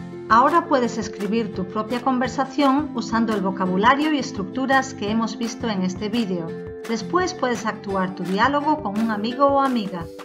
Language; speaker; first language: Spanish; native; Spanish